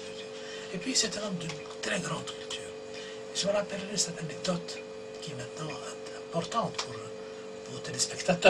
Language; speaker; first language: French; non-native, local second language; Arabic